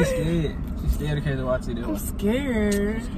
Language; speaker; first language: English; native; English